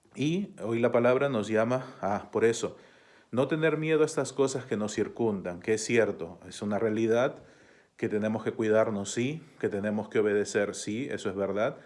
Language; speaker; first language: Spanish; native; Spanish